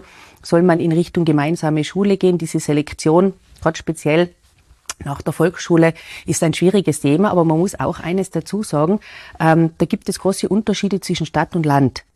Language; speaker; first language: German; native; German